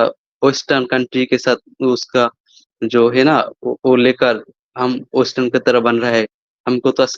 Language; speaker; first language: Hindi; non-native, fluent; Bangla